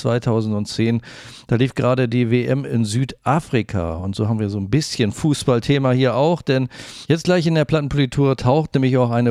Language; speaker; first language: German; native; German